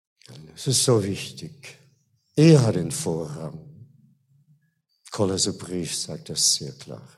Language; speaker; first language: German; non-native, fluent; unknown